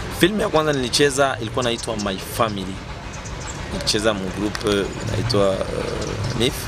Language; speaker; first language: Swahili; native; Swahili